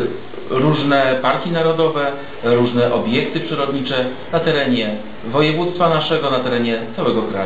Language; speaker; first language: Polish; native; Polish